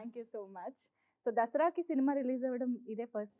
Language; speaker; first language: Telugu; native; Telugu